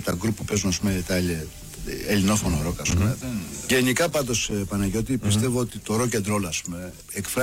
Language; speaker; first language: Greek; non-native, local second language; English